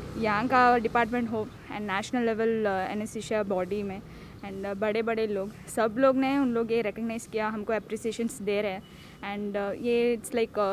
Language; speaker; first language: Hindi; non-native, local second language; Telugu